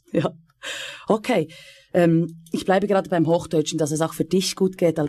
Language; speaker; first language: German; native; German